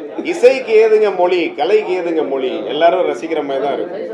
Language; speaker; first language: Tamil; native; Tamil